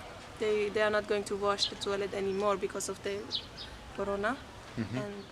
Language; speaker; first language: English; non-native, fluent; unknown